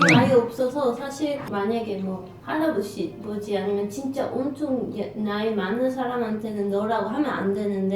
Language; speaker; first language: Korean; non-native, fluent; Dutch